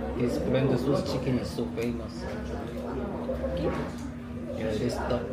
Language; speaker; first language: English; non-native, learner; Korean